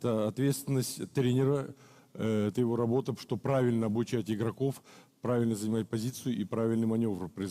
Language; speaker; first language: Russian; native; Russian